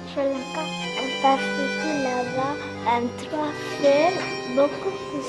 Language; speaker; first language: French; non-native, learner; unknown